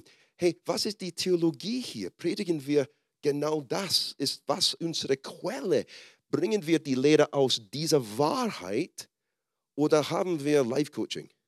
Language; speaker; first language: German; non-native, fluent; English